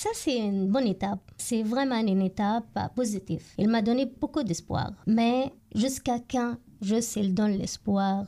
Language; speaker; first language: French; non-native, learner; Arabic